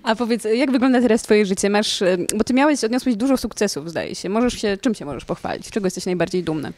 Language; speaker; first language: Polish; native; Polish